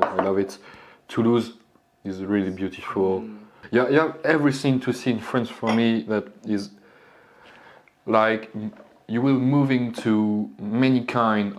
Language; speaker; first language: English; non-native, learner; French